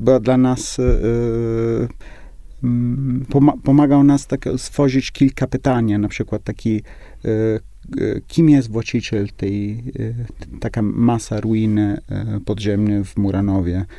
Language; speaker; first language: Polish; non-native, learner; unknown